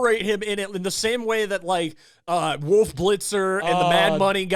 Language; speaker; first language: English; native; English